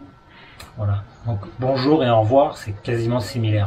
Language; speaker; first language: French; native; French